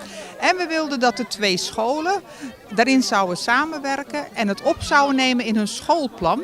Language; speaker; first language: Dutch; native; Dutch